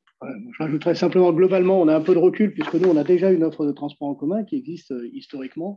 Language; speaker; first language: French; native; French